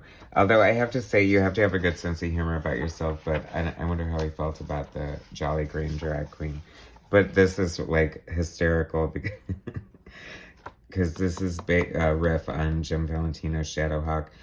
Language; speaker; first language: English; native; English